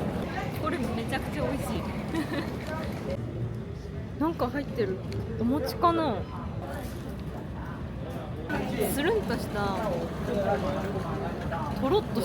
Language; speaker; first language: Japanese; native; Japanese